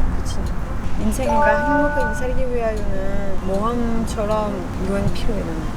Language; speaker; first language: Korean; non-native, learner; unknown